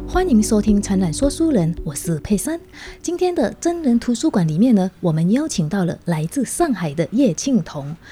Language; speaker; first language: Chinese; native; Chinese